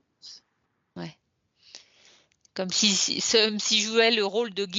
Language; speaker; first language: French; native; French